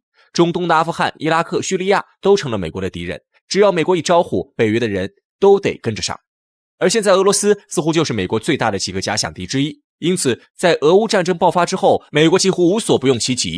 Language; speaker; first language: Chinese; native; Chinese